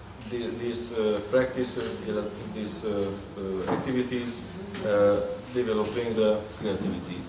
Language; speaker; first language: English; non-native, learner; Hungarian